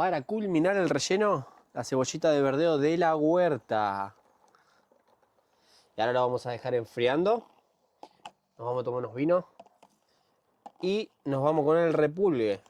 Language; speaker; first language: Spanish; native; Spanish